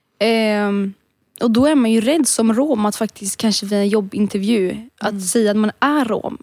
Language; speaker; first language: Swedish; early bilingual, other home language; Romany